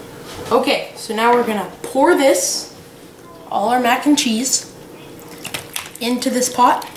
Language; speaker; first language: English; native; English